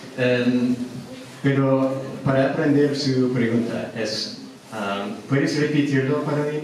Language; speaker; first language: Spanish; non-native, learner; English